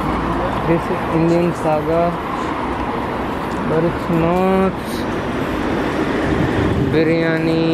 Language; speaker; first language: English; non-native, local second language; Hindi